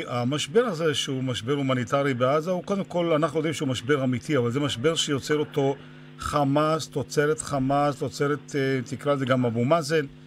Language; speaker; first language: Hebrew; native; Hebrew